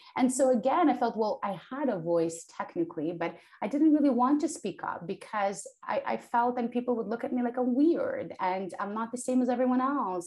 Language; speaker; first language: English; non-native, fluent; Ukrainian